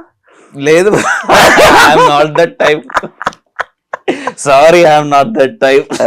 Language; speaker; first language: Telugu; non-native, local second language; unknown